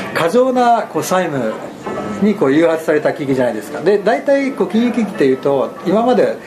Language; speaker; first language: Japanese; non-native, fluent; Italian